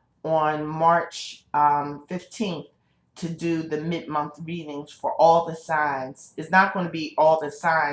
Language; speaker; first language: English; native; English